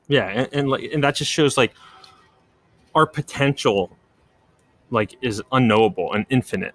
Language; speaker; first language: English; native; English